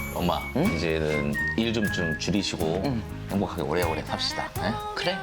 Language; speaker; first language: Korean; native; Korean